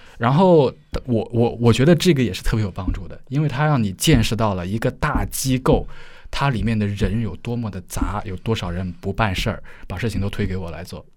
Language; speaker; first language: Chinese; native; Chinese